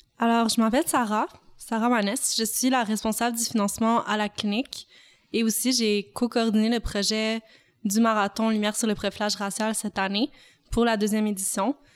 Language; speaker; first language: French; native; French